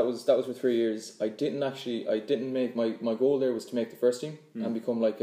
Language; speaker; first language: English; native; English